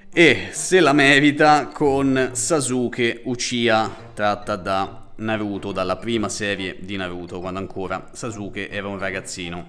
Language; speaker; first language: Italian; native; Italian